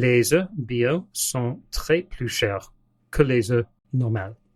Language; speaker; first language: French; non-native, learner; English